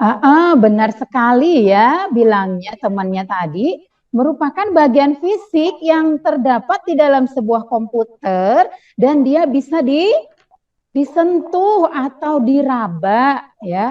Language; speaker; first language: Indonesian; native; Indonesian